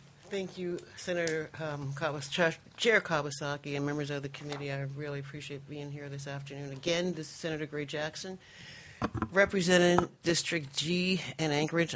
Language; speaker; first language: English; native; English